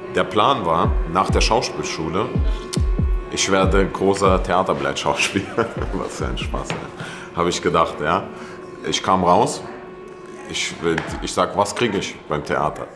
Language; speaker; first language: German; early bilingual, other home language; Russian